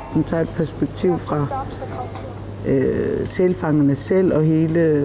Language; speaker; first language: Danish; non-native, local second language; Kalaallisut